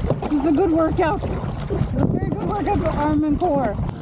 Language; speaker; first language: English; non-native, fluent; Swedish